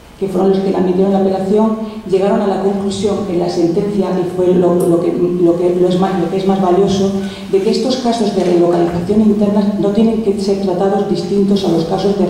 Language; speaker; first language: Spanish; native; Spanish